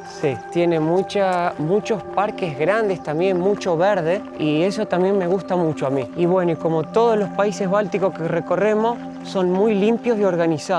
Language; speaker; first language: Spanish; native; Spanish